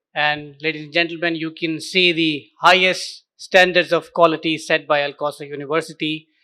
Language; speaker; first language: English; non-native, local second language; Urdu